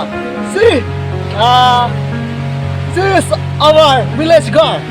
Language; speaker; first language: English; non-native, learner; Karbi